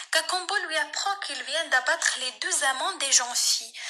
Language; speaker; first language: French; non-native, local second language; Arabic